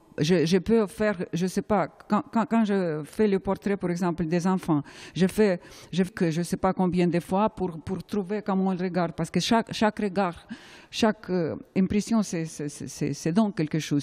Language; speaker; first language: French; non-native, fluent; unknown